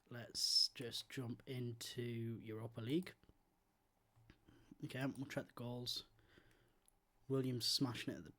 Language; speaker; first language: English; native; English